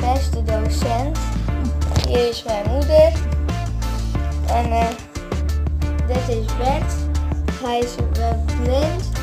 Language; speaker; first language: Dutch; non-native, learner; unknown